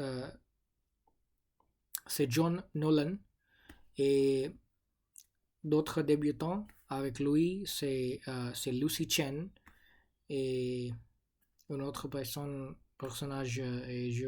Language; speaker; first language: French; non-native, learner; English